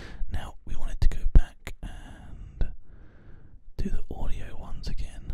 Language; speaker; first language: English; native; English